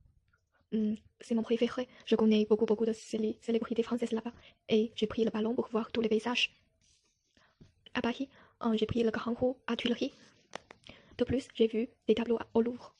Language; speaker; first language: French; non-native, learner; Chinese